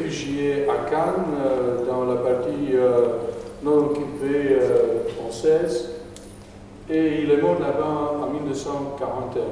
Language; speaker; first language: French; non-native, fluent; Romanian